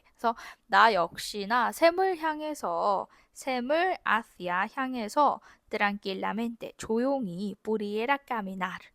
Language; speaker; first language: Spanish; non-native, fluent; Korean